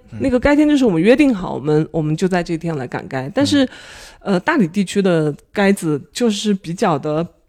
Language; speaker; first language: Chinese; native; Chinese